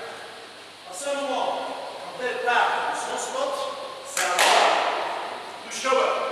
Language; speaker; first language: French; non-native, local second language; Dutch